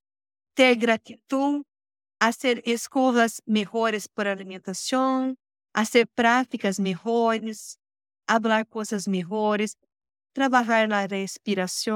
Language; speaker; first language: Spanish; non-native, learner; Portuguese